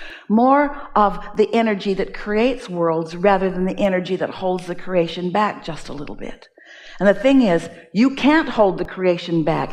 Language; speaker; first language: English; native; English